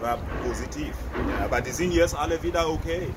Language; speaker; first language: German; non-native, fluent; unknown